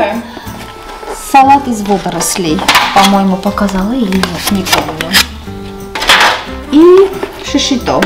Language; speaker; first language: Russian; non-native, fluent; Armenian